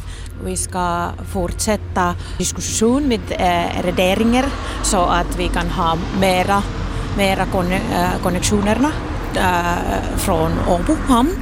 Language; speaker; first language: Swedish; non-native, local second language; Finnish